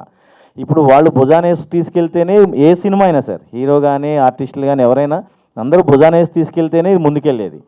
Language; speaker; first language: Telugu; native; Telugu